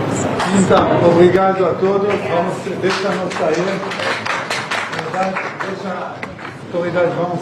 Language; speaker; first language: Portuguese; non-native, learner; Hebrew